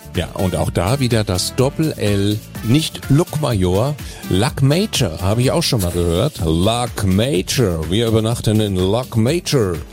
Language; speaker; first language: German; native; German